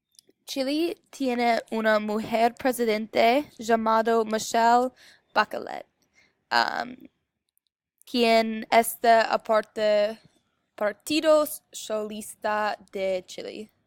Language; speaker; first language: Spanish; non-native, learner; English